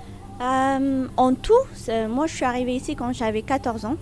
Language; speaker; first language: French; non-native, fluent; Amharic